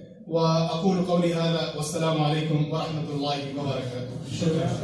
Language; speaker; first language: Arabic; non-native, fluent; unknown